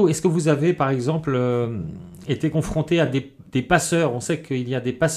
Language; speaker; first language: French; native; French